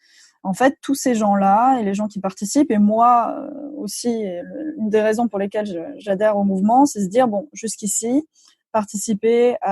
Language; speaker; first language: French; native; French